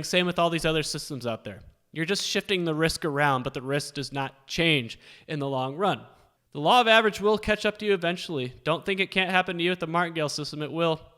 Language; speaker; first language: English; native; English